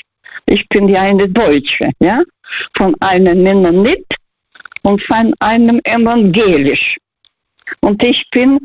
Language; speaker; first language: German; non-native, fluent; Russian